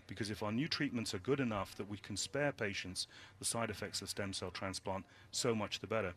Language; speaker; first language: English; native; English